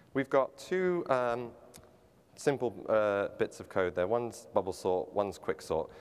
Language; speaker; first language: English; native; English